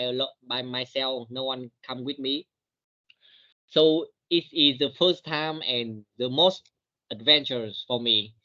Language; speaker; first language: English; non-native, learner; Vietnamese